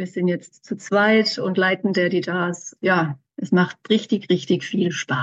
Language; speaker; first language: German; native; German